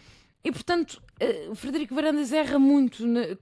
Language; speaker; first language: Portuguese; native; Portuguese